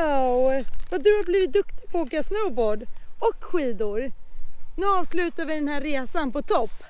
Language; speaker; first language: Swedish; native; Swedish